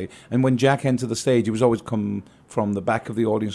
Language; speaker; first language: English; native; English